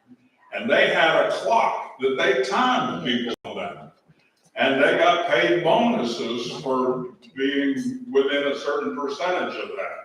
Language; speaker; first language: English; native; English